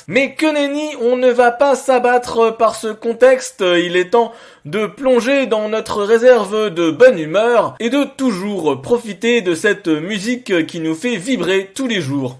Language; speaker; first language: French; native; French